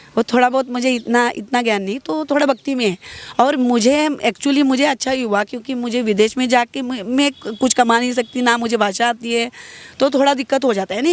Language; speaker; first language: Hindi; non-native, local second language; Marathi